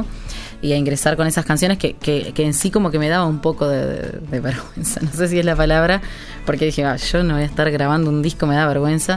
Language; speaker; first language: Spanish; native; Spanish